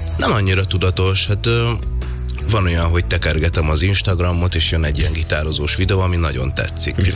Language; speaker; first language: Hungarian; native; Hungarian